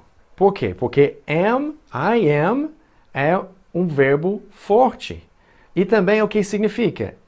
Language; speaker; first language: Portuguese; non-native, fluent; English